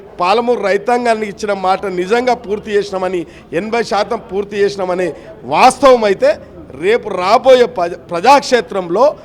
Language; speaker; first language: Telugu; native; Telugu